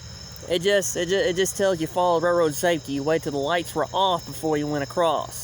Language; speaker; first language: English; native; English